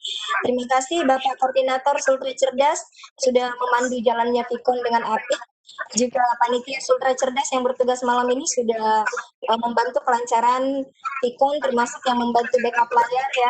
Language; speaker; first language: Indonesian; native; Indonesian